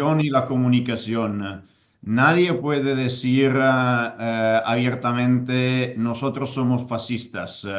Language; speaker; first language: Spanish; non-native, fluent; Italian